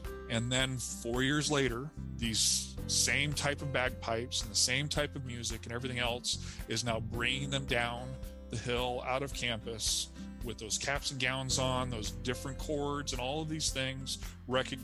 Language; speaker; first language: English; native; English